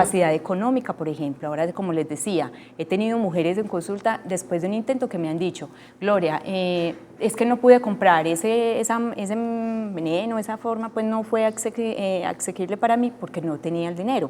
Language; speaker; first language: Spanish; native; Spanish